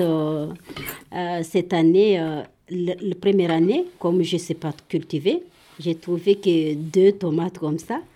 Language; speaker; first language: French; non-native, learner; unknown